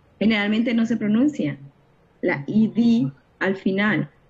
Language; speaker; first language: Spanish; native; Spanish